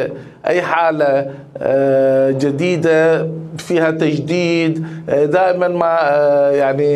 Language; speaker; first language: Arabic; native; Arabic